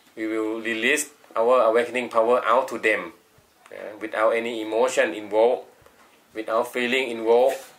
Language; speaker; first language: English; non-native, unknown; Thai